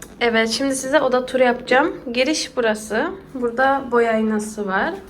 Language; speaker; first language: Turkish; early bilingual, heritage; Turkish